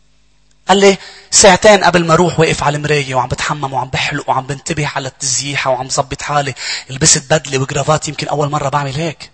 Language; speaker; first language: Arabic; native; Arabic